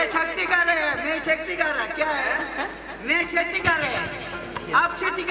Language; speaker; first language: Hindi; non-native, local second language; Kannada